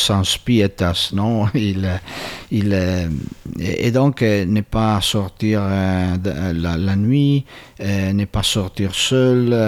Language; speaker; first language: French; non-native, fluent; Italian